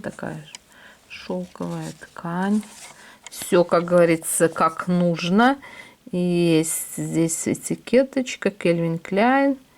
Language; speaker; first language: Russian; native; Russian